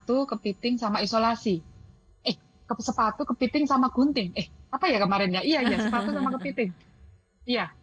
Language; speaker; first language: Indonesian; native; Indonesian